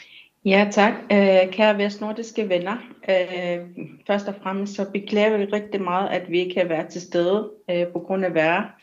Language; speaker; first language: Danish; non-native, local second language; Kalaallisut